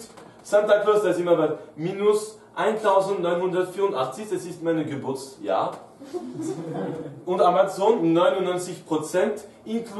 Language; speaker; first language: German; non-native, fluent; French